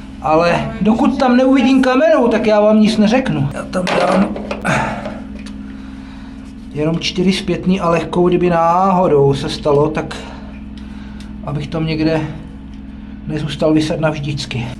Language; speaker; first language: Czech; native; Czech